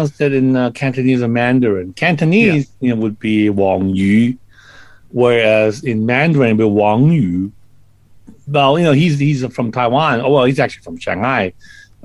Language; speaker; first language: English; non-native, local second language; Cantonese